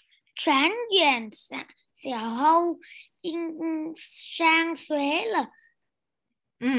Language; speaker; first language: Chinese; non-native, learner; Vietnamese